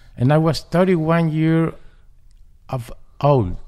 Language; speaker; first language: English; non-native, learner; Spanish